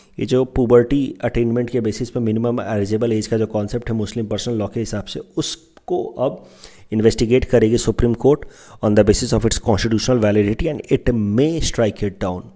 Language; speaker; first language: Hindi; non-native, local second language; Assamese